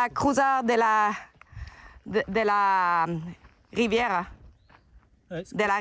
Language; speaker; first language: Spanish; non-native, learner; English